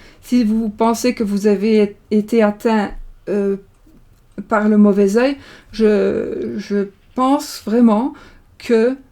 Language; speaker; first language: French; native; French